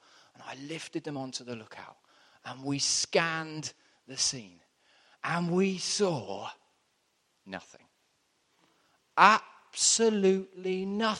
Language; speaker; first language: English; native; English